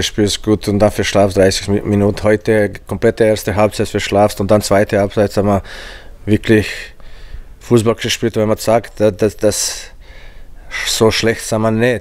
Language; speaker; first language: German; non-native, fluent; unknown